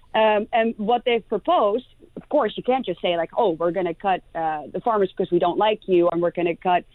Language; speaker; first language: English; non-native, fluent; Dutch